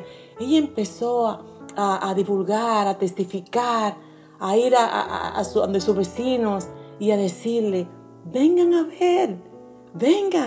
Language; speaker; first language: Spanish; native; Spanish